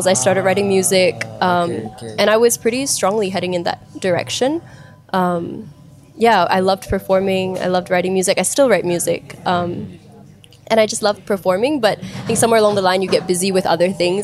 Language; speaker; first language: English; native; English